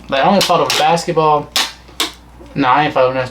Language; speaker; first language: English; native; English